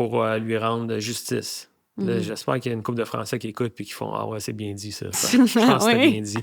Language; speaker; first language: French; native; French